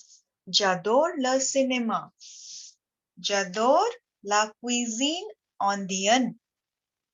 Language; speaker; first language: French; non-native, learner; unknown